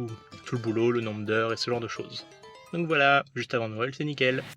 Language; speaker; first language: French; native; French